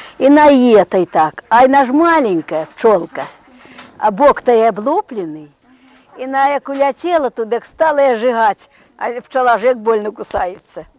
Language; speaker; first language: Ukrainian; native; Ukrainian